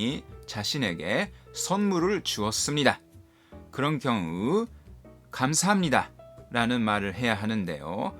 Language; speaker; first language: Korean; non-native, fluent; Japanese